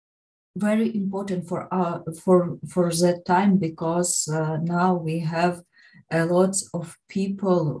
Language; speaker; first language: English; non-native, learner; Ukrainian